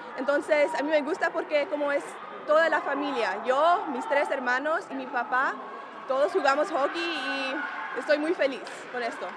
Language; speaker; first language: Spanish; early bilingual, heritage; Spanish